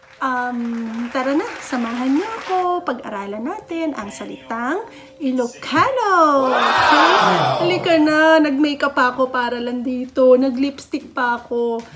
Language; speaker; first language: Filipino; native; Filipino